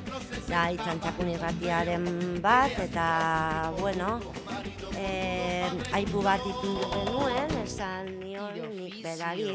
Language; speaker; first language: Basque; non-native, local second language; Spanish